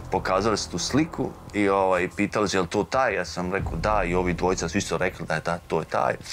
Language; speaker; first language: Serbian; native; Serbian